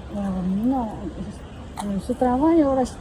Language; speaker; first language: French; non-native, fluent; Khmer